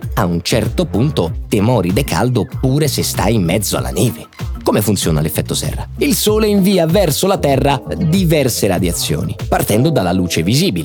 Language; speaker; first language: Italian; native; Italian